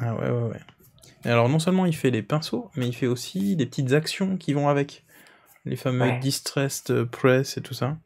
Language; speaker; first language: French; native; French